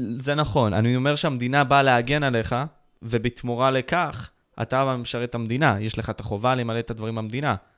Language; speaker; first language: Hebrew; native; Hebrew